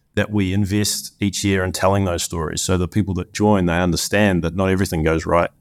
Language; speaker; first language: English; native; English